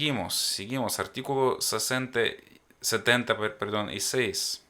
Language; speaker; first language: Spanish; non-native, fluent; Ukrainian